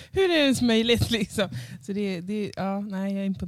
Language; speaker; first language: Swedish; native; Swedish